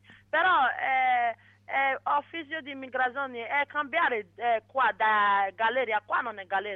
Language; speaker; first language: Italian; non-native, learner; English